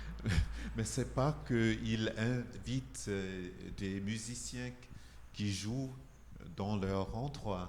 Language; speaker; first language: French; non-native, fluent; Igbo